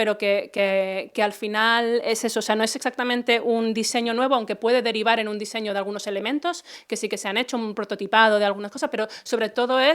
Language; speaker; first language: Spanish; native; Spanish